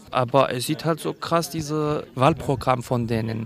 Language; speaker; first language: German; non-native, fluent; Kurdish